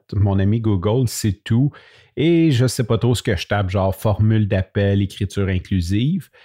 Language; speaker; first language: French; native; French